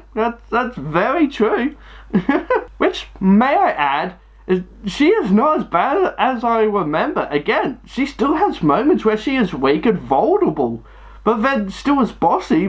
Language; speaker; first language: English; native; English